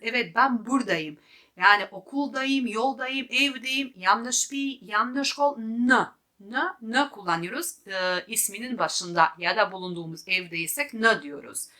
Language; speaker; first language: Turkish; non-native, fluent; Albanian